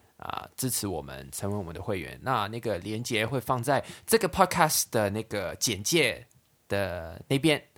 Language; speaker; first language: Chinese; non-native, local second language; Cantonese